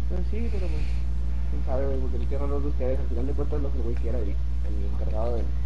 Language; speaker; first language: Spanish; early bilingual, heritage; Spanish